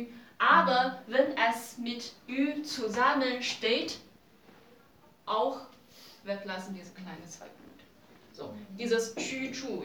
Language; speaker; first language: German; non-native, learner; Chinese